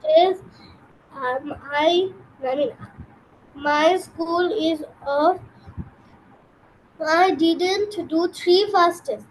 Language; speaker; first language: English; non-native, learner; Bangla